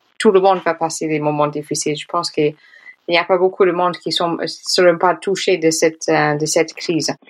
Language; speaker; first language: French; non-native, fluent; English